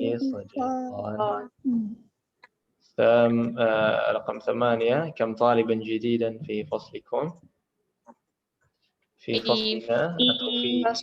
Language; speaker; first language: Arabic; non-native, fluent; Indonesian